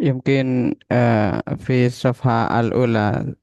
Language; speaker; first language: Arabic; non-native, learner; Indonesian